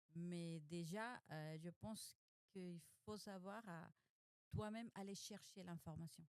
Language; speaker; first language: French; non-native, fluent; Spanish